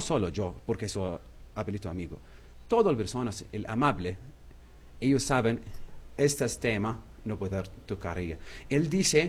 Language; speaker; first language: Spanish; non-native, learner; Arabic